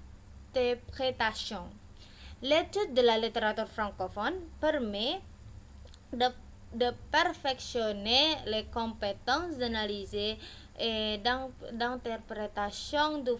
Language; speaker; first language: French; non-native, learner; Indonesian